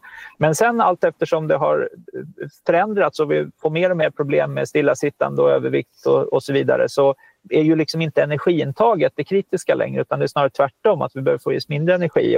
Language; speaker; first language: Swedish; native; Swedish